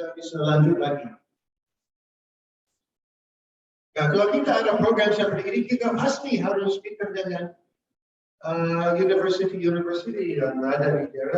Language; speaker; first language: Indonesian; non-native, fluent; English